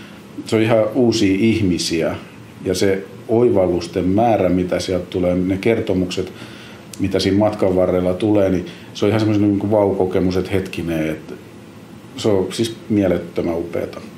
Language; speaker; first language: Finnish; native; Finnish